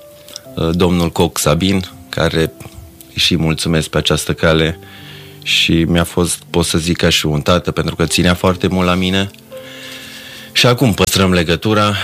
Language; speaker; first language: Romanian; native; Romanian